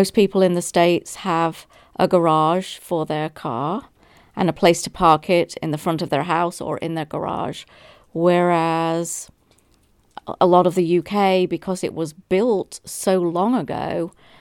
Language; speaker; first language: English; native; English